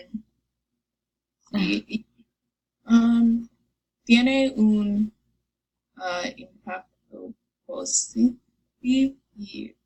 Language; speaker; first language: Spanish; non-native, learner; English